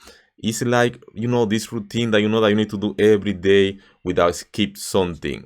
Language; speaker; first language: English; non-native, fluent; Spanish